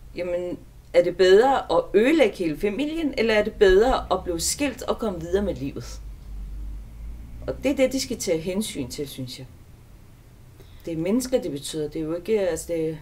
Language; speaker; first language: Danish; early bilingual, other home language; Turkish